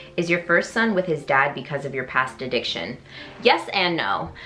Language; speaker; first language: English; native; English